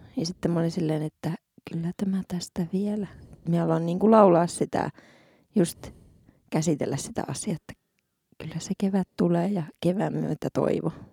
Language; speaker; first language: Finnish; native; Finnish